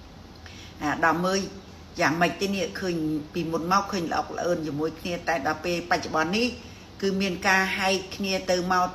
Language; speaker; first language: Khmer; native; Khmer